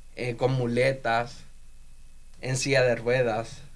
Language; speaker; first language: Spanish; native; Spanish